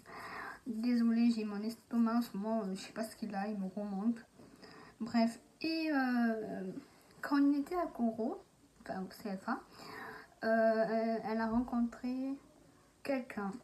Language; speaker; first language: French; native; French